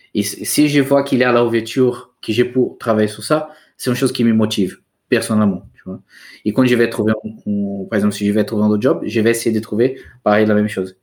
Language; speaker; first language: French; non-native, fluent; Portuguese